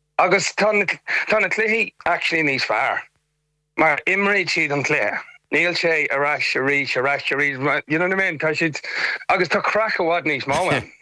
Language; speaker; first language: Irish; non-native, local second language; English